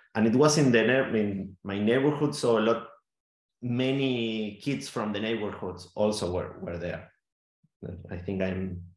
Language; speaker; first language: English; non-native, fluent; Spanish